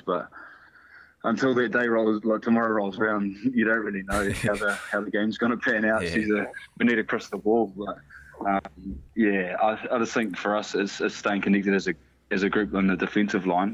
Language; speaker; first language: English; native; English